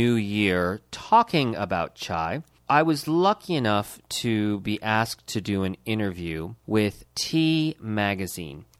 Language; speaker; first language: English; early bilingual, other home language; Gujarati